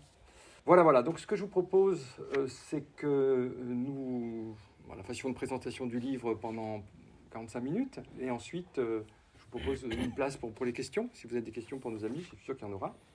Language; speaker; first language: French; native; French